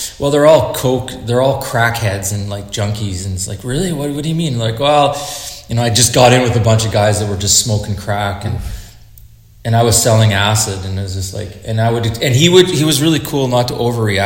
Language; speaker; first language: English; native; English